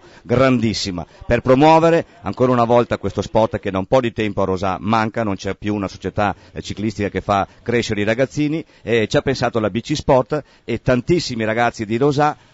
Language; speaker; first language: Italian; native; Italian